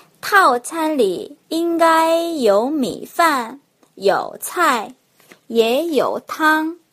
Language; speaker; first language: Chinese; non-native, fluent; Korean